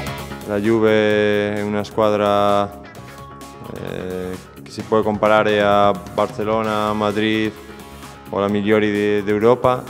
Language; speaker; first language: Italian; non-native, learner; Spanish